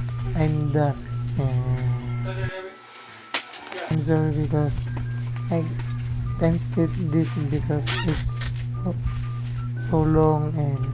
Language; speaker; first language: English; non-native, learner; Cebuano